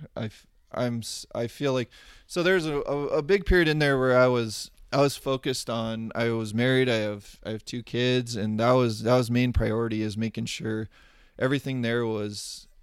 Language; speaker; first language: English; native; English